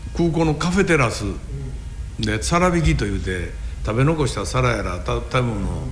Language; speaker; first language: Japanese; native; Japanese